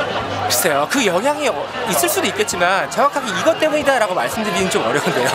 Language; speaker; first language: Korean; native; Korean